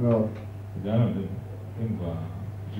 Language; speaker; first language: Italian; non-native, learner; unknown